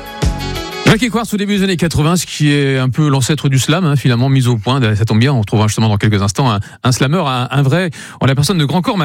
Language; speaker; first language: French; native; French